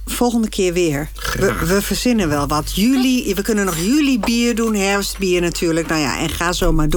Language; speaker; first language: Dutch; native; Dutch